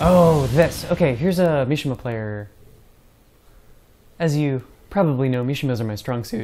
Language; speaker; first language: English; native; English